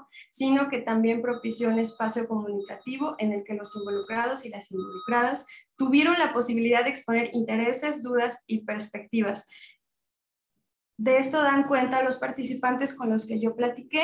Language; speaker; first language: Spanish; native; Spanish